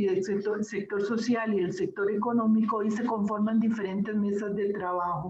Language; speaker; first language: Spanish; native; Spanish